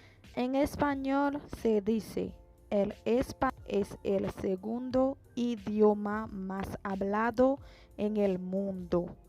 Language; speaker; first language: Spanish; non-native, fluent; Haitian Creole